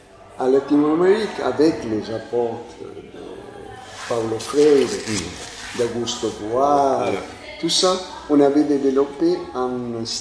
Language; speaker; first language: French; non-native, fluent; Spanish